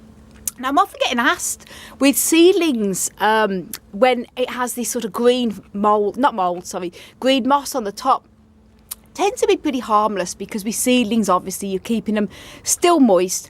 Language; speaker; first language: English; native; English